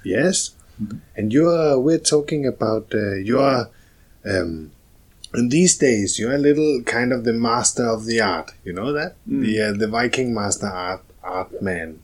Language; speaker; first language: English; non-native, fluent; Danish